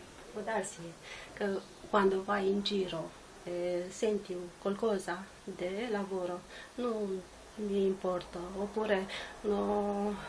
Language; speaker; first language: Italian; non-native, learner; Romanian